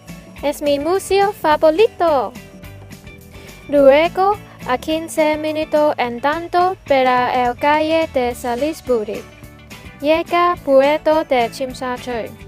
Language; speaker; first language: Spanish; non-native, learner; Cantonese